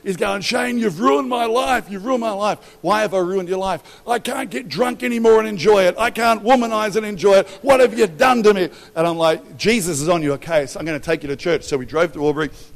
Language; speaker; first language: English; native; English